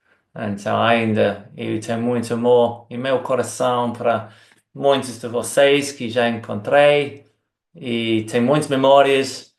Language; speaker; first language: Portuguese; non-native, fluent; English